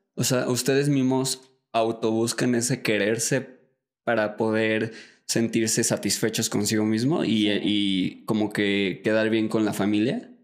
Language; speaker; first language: Spanish; native; Spanish